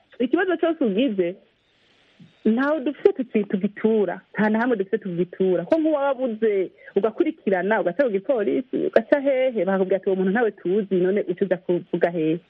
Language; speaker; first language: Rundi; native; Rundi